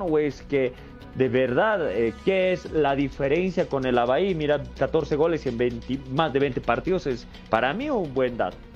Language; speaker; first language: Spanish; native; Spanish